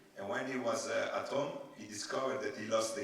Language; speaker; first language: English; non-native, learner; Italian